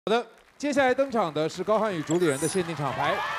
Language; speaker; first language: Chinese; native; Chinese